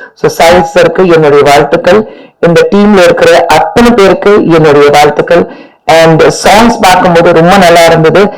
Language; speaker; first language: Tamil; non-native, fluent; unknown